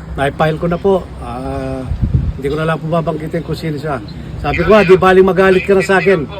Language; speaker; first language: Filipino; native; Filipino